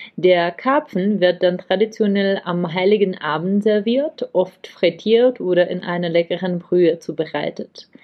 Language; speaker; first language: German; non-native, fluent; Czech